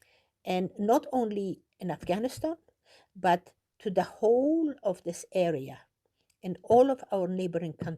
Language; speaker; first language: English; non-native, fluent; Persian